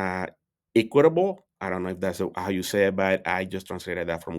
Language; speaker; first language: English; non-native, fluent; Spanish